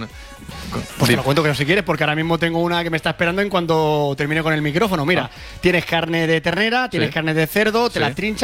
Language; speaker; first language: Spanish; native; Spanish